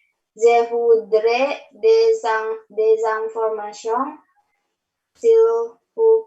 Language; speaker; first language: French; non-native, learner; Indonesian